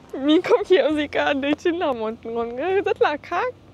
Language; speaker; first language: Vietnamese; non-native, fluent; Russian